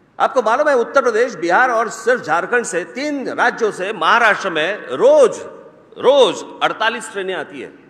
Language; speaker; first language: Hindi; non-native, local second language; Marathi